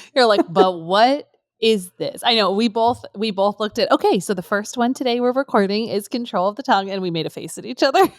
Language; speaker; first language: English; native; English